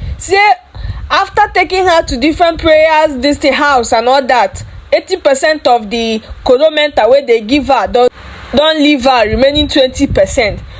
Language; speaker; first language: Nigerian Pidgin; non-native, local second language; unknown